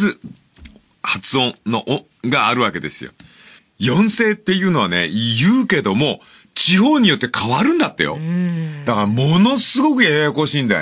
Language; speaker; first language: Japanese; native; Japanese